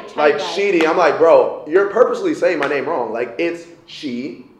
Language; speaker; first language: English; native; English